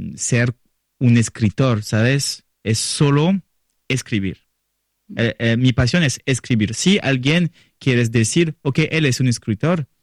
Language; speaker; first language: Spanish; non-native, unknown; French